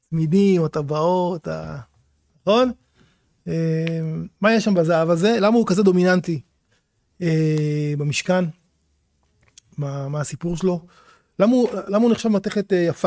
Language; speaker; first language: Hebrew; native; Hebrew